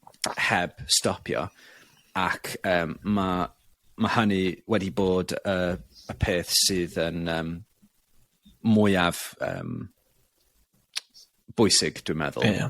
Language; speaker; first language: Welsh; non-native, local second language; English